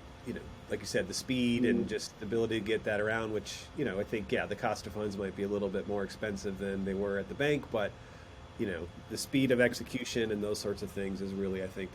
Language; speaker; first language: English; native; English